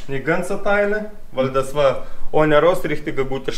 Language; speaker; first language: German; non-native, learner; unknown